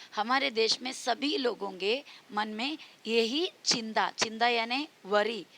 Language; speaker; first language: Hindi; non-native, local second language; Marathi